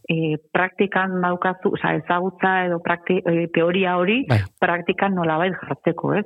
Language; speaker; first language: Basque; native; Basque